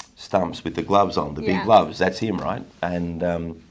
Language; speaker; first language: English; native; English